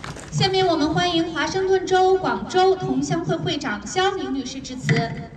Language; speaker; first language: Chinese; native; Chinese